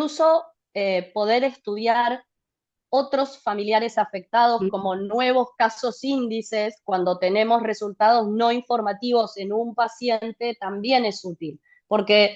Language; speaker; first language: Spanish; native; Spanish